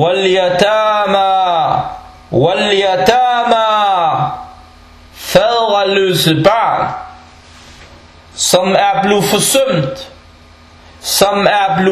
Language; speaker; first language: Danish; non-native, local second language; Arabic